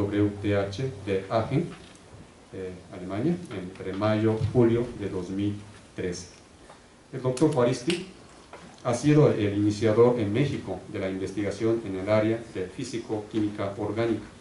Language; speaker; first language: Spanish; native; Spanish